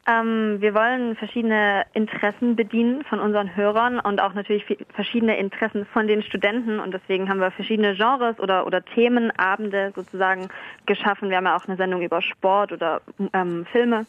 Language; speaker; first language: German; native; German